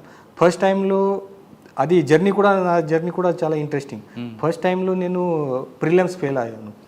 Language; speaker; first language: Telugu; non-native, learner; Marathi